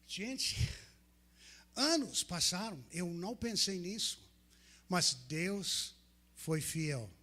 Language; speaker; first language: Portuguese; non-native, fluent; English